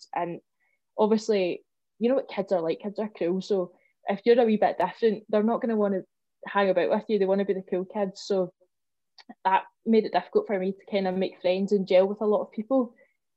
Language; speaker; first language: English; native; English